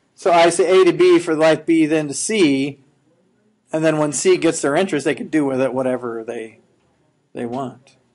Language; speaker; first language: English; native; English